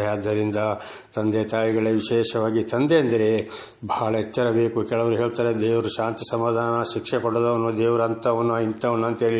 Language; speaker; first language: Kannada; native; Kannada